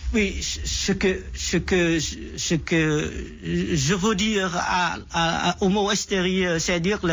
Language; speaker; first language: French; non-native, fluent; Vietnamese